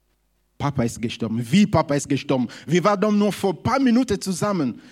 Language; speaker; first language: German; non-native, fluent; Lingala